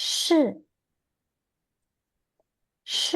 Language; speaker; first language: Chinese; non-native, fluent; Indonesian